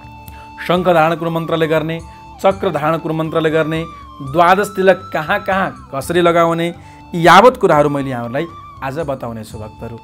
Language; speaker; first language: Nepali; native; Nepali